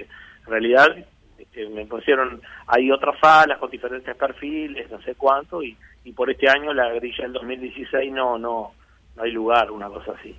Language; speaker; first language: Spanish; native; Spanish